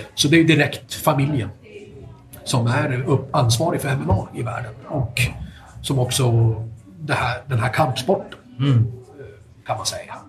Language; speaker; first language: Swedish; native; Swedish